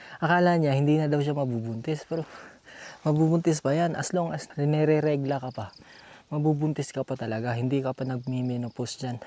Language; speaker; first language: Filipino; non-native, local second language; Cebuano